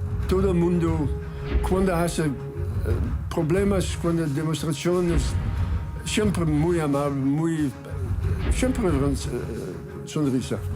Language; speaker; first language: Spanish; non-native, learner; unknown